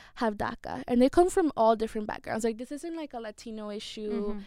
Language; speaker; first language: English; early bilingual, other home language; Spanish